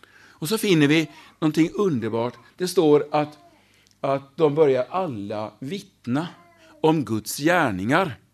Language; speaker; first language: Swedish; native; Swedish